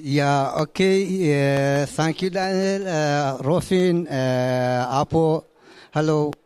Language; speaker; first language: English; non-native, learner; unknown